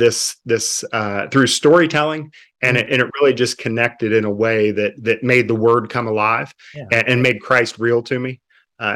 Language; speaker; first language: English; native; English